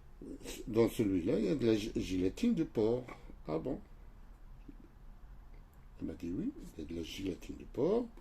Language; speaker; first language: French; non-native, local second language; Arabic